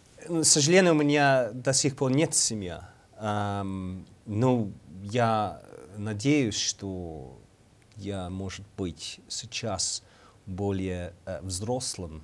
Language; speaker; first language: Russian; non-native, learner; English